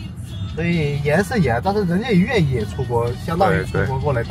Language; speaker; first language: Chinese; native; Chinese